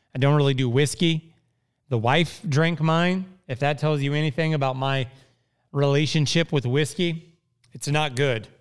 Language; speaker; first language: English; native; English